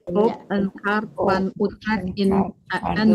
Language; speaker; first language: Dutch; non-native, learner; Indonesian